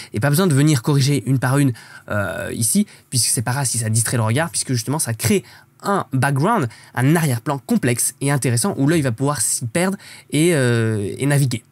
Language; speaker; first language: French; native; French